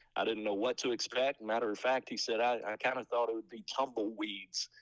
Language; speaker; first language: English; native; English